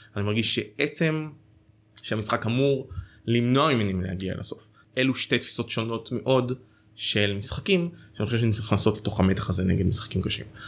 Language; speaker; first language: Hebrew; native; Hebrew